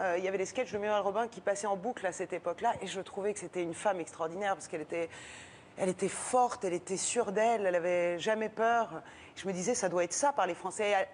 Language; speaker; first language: French; early bilingual, other home language; Persian